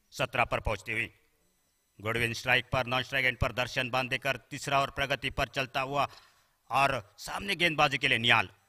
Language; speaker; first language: Hindi; non-native, local second language; Marathi